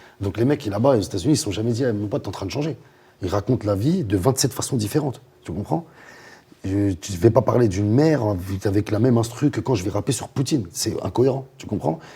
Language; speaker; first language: French; native; French